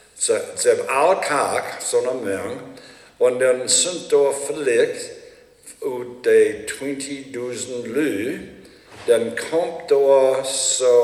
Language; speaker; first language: German; early bilingual, heritage; Low German